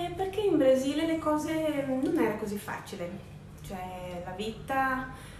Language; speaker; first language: Italian; non-native, fluent; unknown